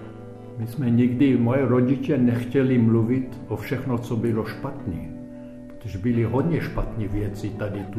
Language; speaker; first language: Czech; early bilingual, heritage; Czech